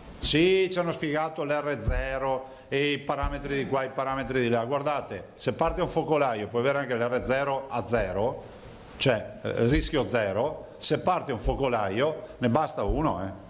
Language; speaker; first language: Italian; native; Italian